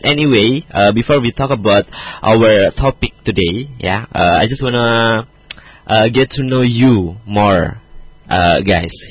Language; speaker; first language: English; non-native, fluent; Indonesian